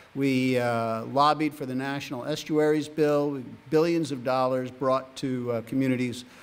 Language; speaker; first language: English; native; English